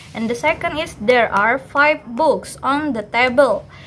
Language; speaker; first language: English; non-native, fluent; Indonesian